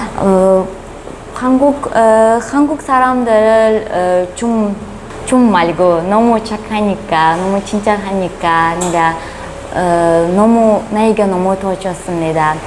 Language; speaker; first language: Korean; non-native, learner; Uzbek